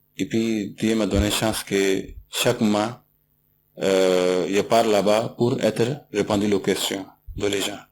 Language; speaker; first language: French; non-native, learner; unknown